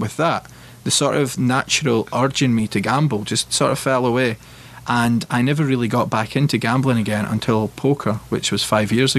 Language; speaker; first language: English; native; English